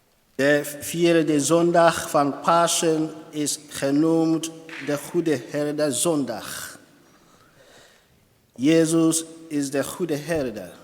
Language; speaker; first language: Dutch; non-native, fluent; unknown